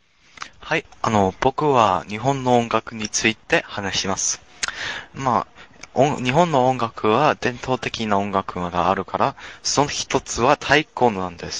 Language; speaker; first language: Japanese; non-native, learner; English